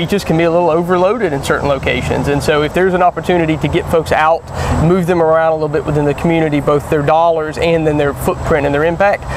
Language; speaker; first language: English; native; English